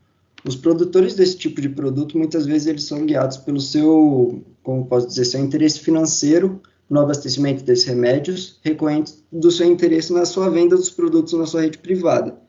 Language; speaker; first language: Portuguese; native; Portuguese